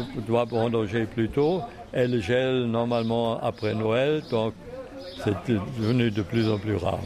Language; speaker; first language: French; non-native, fluent; German